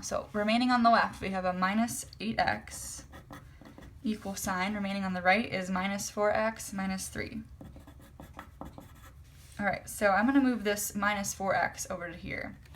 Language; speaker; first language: English; native; English